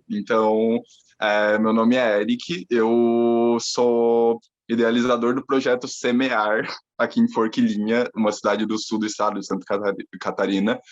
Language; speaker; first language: Portuguese; native; Portuguese